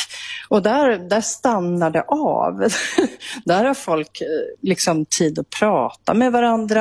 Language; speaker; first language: Swedish; native; Swedish